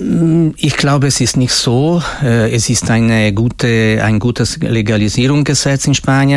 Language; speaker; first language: German; non-native, fluent; Italian